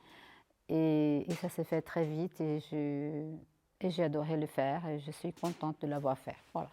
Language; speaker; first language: French; non-native, fluent; Portuguese